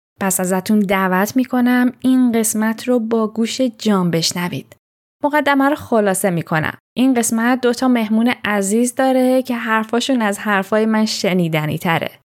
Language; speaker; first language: Persian; native; Persian